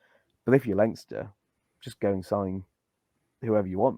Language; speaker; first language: English; native; English